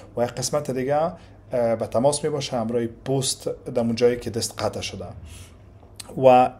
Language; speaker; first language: Persian; native; Persian